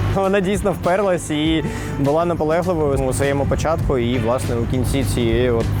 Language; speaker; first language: Ukrainian; native; Ukrainian